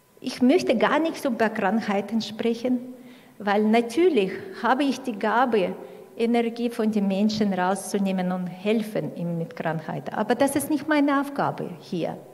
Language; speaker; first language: German; non-native, fluent; Russian